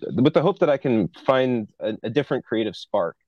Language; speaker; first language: English; native; English